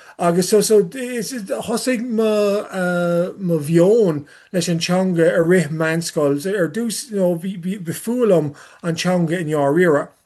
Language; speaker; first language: Irish; non-native, local second language; English